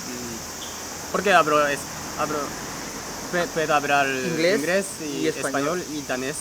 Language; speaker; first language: Spanish; non-native, learner; Japanese